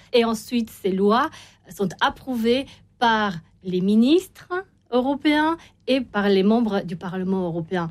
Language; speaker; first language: French; non-native, fluent; Romanian